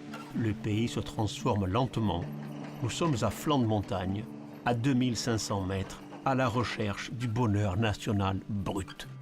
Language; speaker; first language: French; native; French